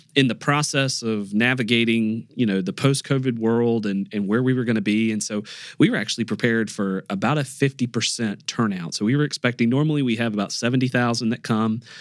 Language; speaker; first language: English; native; English